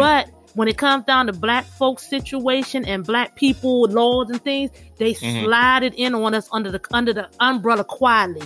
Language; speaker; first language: English; native; English